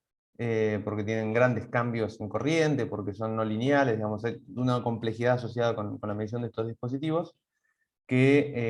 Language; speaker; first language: Spanish; native; Spanish